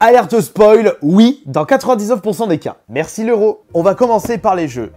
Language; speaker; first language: French; native; French